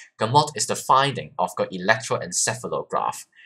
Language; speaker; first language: English; non-native, local second language; Cantonese